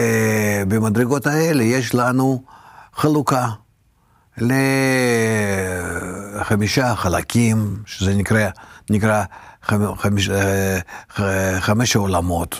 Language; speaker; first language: Hebrew; non-native, fluent; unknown